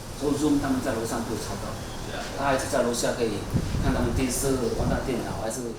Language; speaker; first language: Chinese; native; Chinese